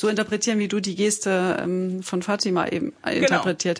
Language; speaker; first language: German; native; German